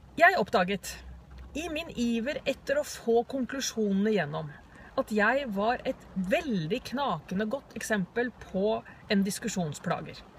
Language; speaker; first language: Norwegian; native; Norwegian